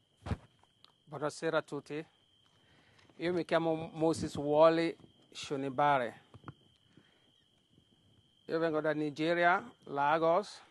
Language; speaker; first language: Italian; non-native, learner; Yoruba